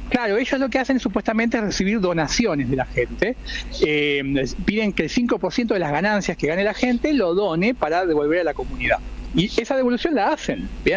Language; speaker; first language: Spanish; native; Spanish